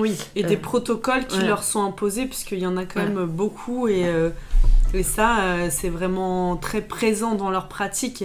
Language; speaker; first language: French; native; French